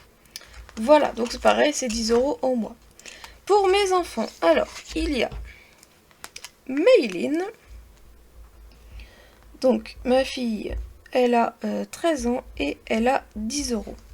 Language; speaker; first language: French; native; French